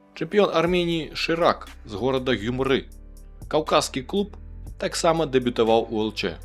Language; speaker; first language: Belarusian; native; Belarusian